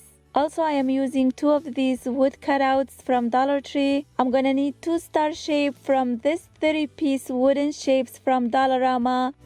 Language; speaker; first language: English; non-native, fluent; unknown